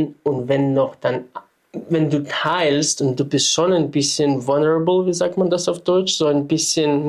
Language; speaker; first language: German; non-native, fluent; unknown